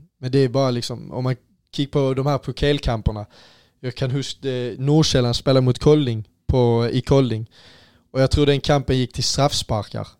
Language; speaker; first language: Swedish; native; Swedish